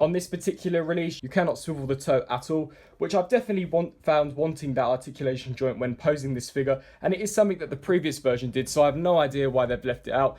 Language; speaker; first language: English; native; English